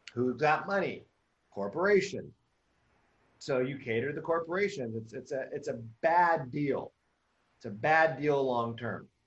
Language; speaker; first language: English; native; English